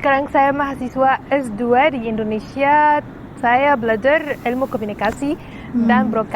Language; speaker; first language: Indonesian; non-native, fluent; Arabic